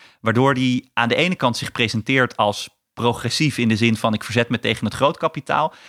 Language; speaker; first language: Dutch; native; Dutch